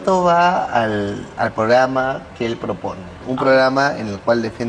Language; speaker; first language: Spanish; native; Spanish